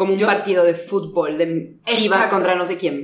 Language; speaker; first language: Spanish; native; Spanish